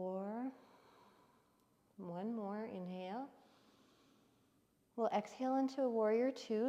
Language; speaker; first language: English; native; English